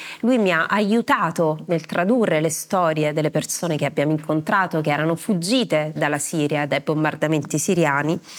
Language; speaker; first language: Italian; native; Italian